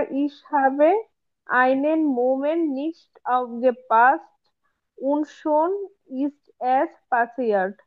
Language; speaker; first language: German; non-native, learner; Bangla